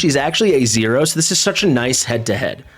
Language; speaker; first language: English; native; English